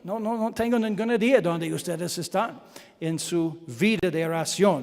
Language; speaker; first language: Spanish; non-native, learner; English